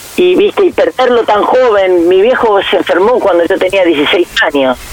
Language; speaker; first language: Spanish; native; Spanish